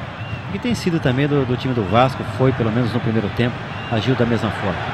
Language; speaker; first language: Portuguese; native; Portuguese